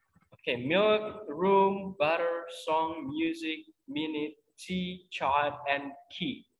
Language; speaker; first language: English; non-native, fluent; Indonesian